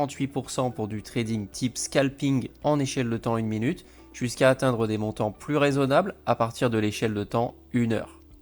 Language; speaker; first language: French; native; French